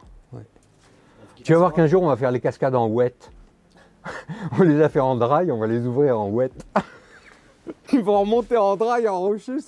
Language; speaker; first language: French; native; French